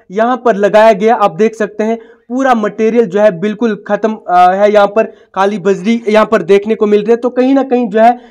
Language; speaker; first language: Hindi; non-native, local second language; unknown